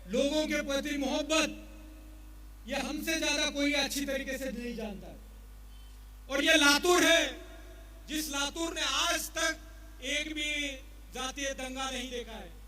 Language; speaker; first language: Hindi; non-native, local second language; Marathi